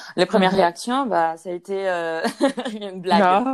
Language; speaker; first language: French; non-native, fluent; Spanish